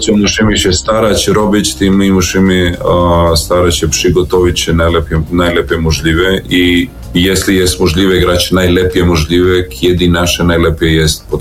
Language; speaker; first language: Polish; non-native, learner; Serbian